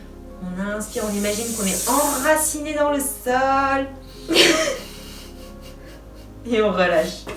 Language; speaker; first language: French; native; French